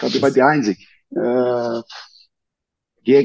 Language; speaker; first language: German; non-native, learner; Portuguese